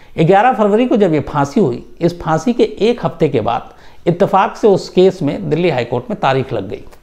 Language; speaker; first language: Hindi; native; Hindi